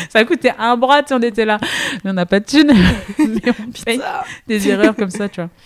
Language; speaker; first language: French; native; French